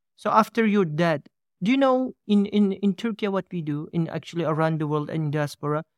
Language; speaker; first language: English; non-native, fluent; Uyghur